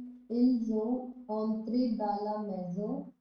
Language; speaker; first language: French; non-native, learner; Hindi